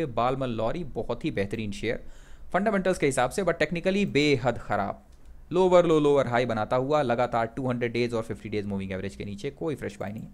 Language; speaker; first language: Hindi; native; Hindi